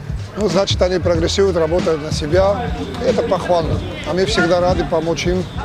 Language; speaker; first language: Russian; non-native, fluent; Georgian